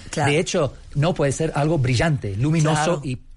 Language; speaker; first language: Spanish; non-native, fluent; English